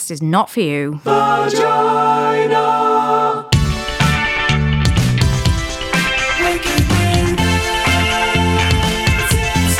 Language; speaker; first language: English; native; English